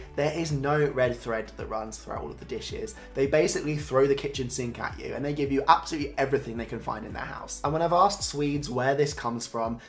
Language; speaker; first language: English; native; English